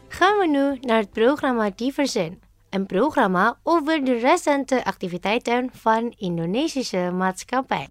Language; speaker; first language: Dutch; non-native, fluent; Indonesian